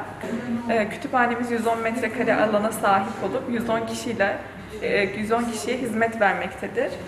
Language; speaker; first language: Turkish; native; Turkish